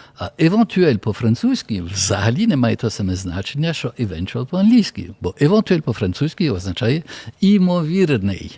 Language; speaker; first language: Ukrainian; early bilingual, heritage; Ukrainian